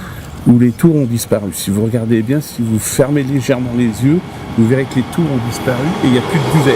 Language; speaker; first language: French; native; French